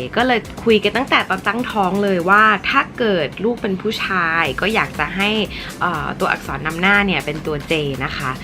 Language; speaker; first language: Thai; early bilingual, heritage; English